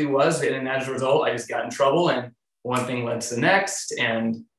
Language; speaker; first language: English; native; English